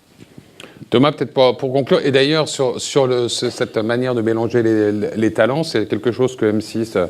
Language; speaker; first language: French; native; French